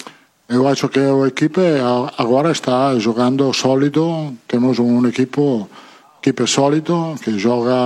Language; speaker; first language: Portuguese; non-native, fluent; Italian